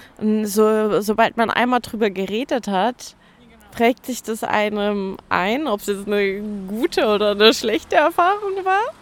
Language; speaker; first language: German; native; German